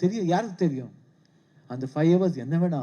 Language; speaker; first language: Tamil; non-native, local second language; Kannada